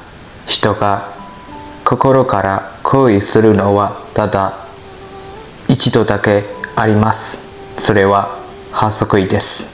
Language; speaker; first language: Japanese; non-native, learner; Burmese